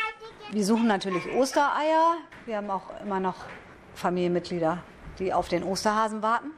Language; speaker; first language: German; native; German